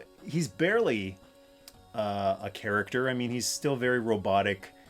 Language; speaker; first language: English; native; English